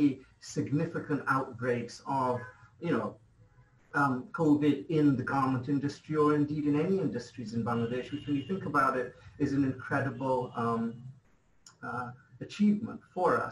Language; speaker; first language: English; non-native, local second language; Bangla